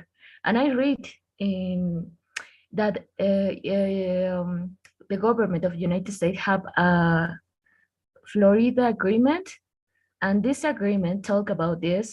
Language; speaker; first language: English; non-native, learner; Spanish